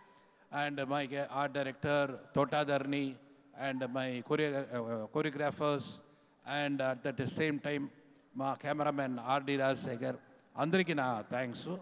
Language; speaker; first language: Telugu; non-native, learner; Tamil